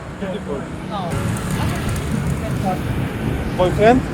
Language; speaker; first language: English; non-native, learner; Polish